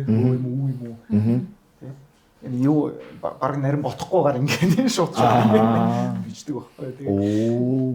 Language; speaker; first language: Mongolian; non-native, fluent; Japanese